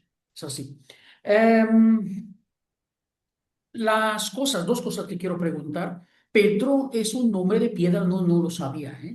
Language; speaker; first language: Spanish; non-native, fluent; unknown